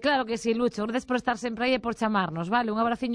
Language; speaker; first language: Spanish; non-native, local second language; Galician